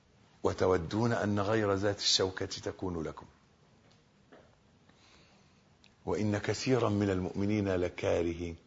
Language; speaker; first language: Arabic; native; Arabic